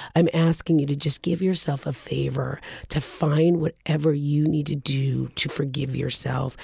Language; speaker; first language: English; early bilingual, other home language; Japanese